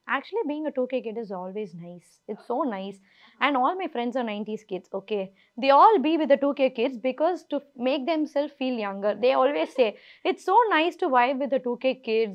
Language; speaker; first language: English; non-native, local second language; Tamil